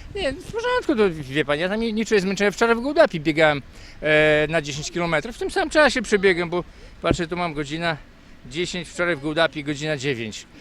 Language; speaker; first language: Polish; native; Polish